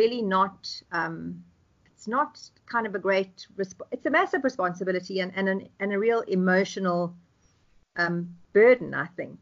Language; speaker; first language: English; native; English